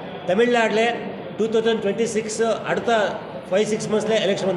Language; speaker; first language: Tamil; non-native, learner; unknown